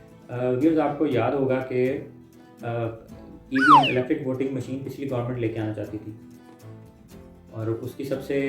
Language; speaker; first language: Urdu; native; Urdu